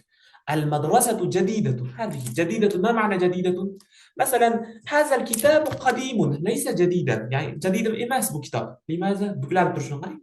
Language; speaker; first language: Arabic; non-native, fluent; Uzbek